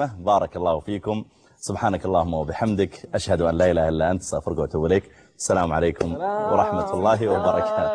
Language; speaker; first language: Arabic; native; Arabic